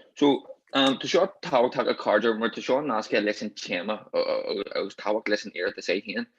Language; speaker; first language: Irish; native; Irish